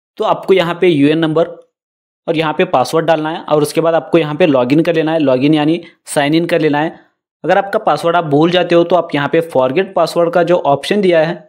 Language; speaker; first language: Hindi; non-native, local second language; Marathi